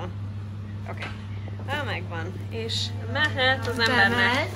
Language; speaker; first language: Hungarian; early bilingual, heritage; English